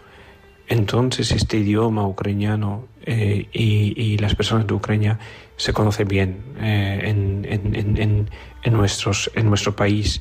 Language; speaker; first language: Spanish; non-native, fluent; Polish